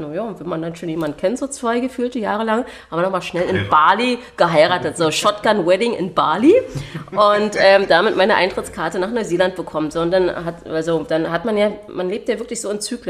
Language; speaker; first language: German; native; German